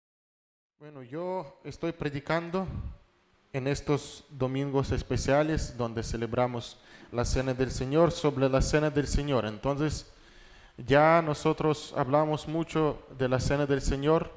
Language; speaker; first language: Spanish; non-native, fluent; Russian